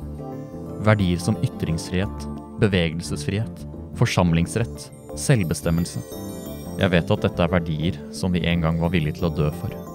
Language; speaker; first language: Norwegian; native; Norwegian